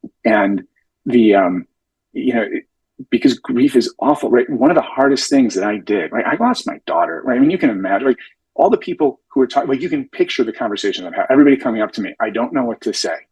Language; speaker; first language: English; native; English